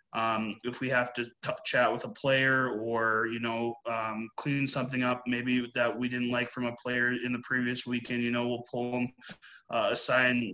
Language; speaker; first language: English; native; English